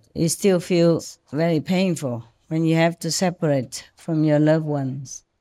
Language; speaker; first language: English; non-native, fluent; Vietnamese